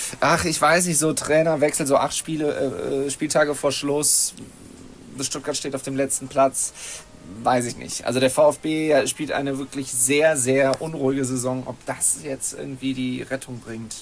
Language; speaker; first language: German; native; German